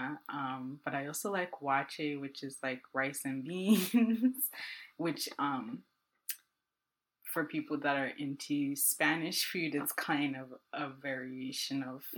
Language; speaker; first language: English; non-native, local second language; Akan